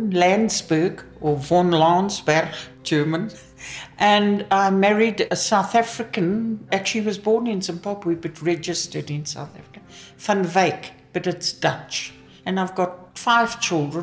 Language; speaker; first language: English; native; English